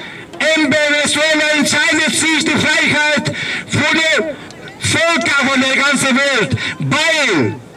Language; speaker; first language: German; non-native, learner; Spanish